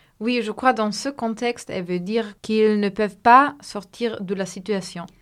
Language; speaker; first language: French; non-native, fluent; Spanish